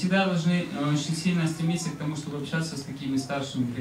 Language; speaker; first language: Russian; native; Russian